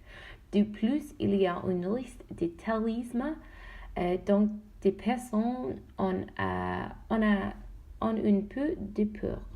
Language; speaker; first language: French; non-native, learner; Dutch